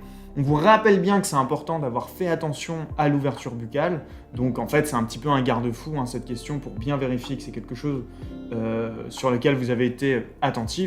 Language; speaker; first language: French; native; French